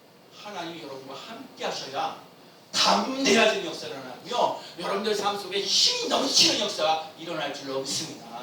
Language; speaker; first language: Korean; native; Korean